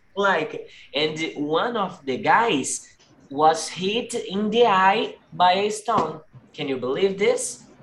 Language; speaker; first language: English; non-native, fluent; Portuguese